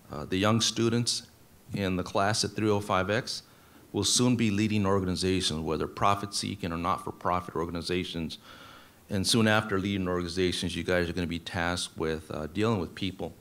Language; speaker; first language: English; native; English